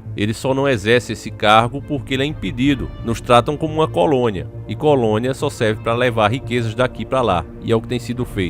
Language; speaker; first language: Portuguese; native; Portuguese